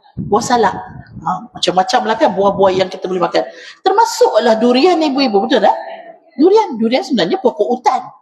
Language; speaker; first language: Malay; native; Malay